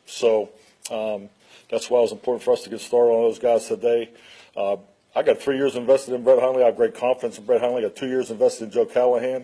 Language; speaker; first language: English; native; English